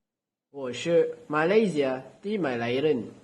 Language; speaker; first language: Chinese; non-native, learner; Malay